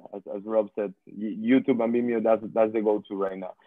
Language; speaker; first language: English; non-native, fluent; Spanish